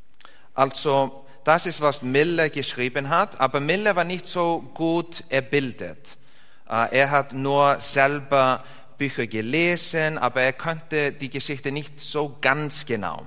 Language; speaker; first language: German; non-native, fluent; Icelandic